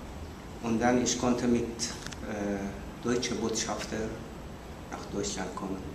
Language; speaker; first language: German; non-native, learner; Persian